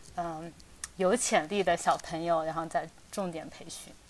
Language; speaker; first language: Chinese; native; Chinese